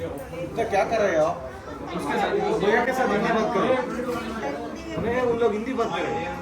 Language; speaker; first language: Hindi; non-native, local second language; Kannada